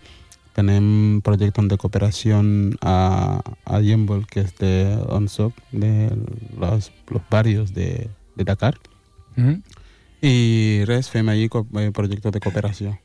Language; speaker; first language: Catalan; early bilingual, other home language; Wolof